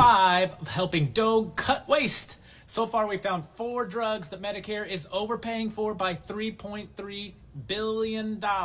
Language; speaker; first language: English; native; English